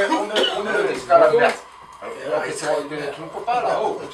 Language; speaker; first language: French; native; French